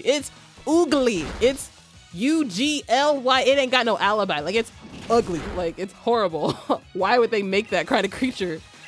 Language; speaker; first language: English; native; English